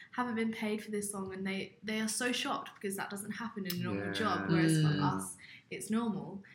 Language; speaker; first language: English; native; English